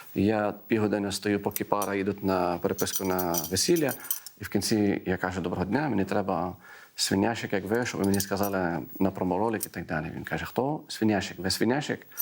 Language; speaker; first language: Ukrainian; non-native, fluent; Greek